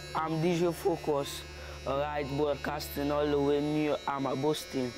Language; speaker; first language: English; non-native, local second language; Krio